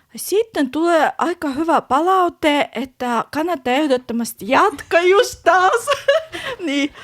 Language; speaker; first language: Finnish; non-native, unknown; Russian